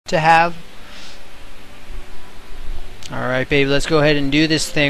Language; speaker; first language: English; native; English